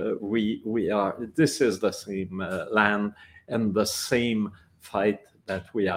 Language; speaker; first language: English; non-native, local second language; French